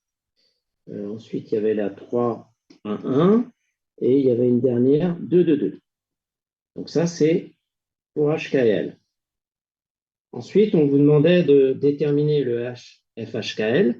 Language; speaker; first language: French; native; French